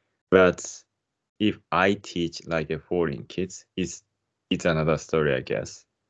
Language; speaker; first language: English; non-native, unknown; Japanese